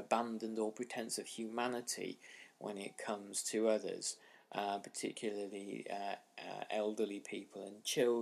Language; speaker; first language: English; native; English